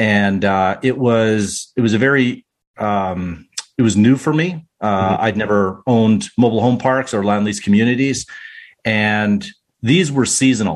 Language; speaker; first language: English; native; English